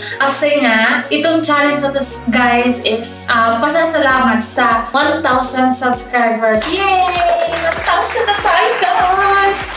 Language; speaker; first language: Filipino; non-native, local second language; Cebuano